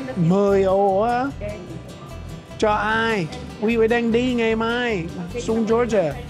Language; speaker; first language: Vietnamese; non-native, learner; English